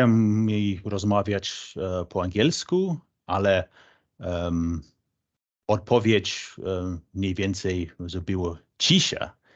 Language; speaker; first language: Polish; non-native, fluent; English